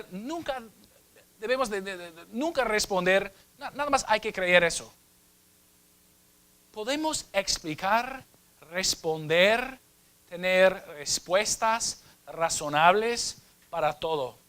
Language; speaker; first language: Spanish; non-native, fluent; English